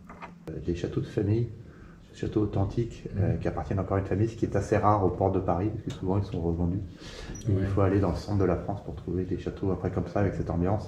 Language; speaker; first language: French; native; French